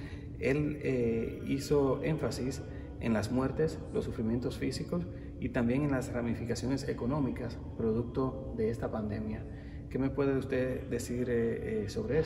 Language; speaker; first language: Spanish; native; Spanish